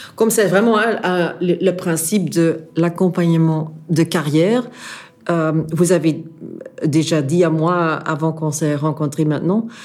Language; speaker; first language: French; non-native, fluent; Dutch